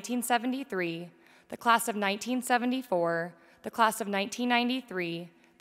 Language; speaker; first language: English; native; English